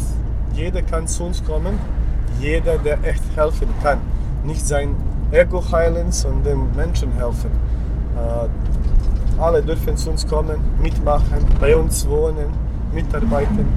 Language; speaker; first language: German; non-native, learner; Bosnian